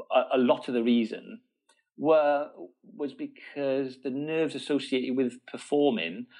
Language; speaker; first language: English; native; English